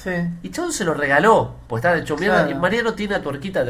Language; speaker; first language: Spanish; native; Spanish